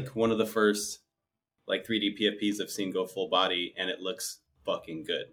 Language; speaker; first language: English; native; English